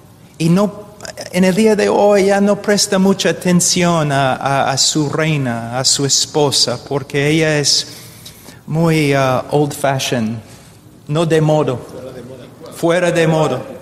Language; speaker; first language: Spanish; non-native, fluent; English